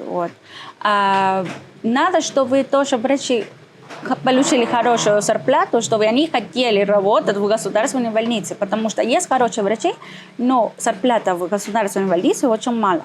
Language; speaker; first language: Russian; non-native, learner; Spanish